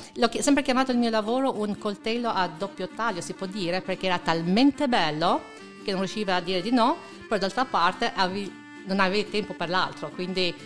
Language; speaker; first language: Italian; non-native, fluent; Albanian